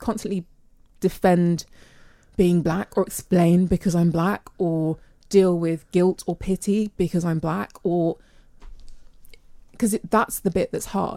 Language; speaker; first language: English; native; English